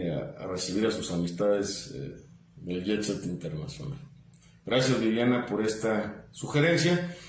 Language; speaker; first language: Spanish; native; Spanish